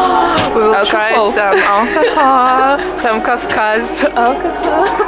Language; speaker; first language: English; non-native, fluent; Russian